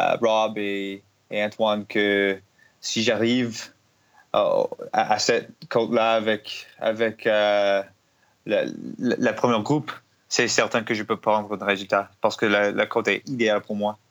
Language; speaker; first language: French; non-native, learner; English